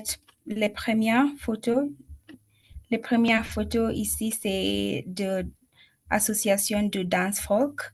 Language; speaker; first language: French; non-native, learner; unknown